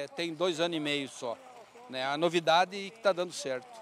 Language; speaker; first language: Portuguese; native; Portuguese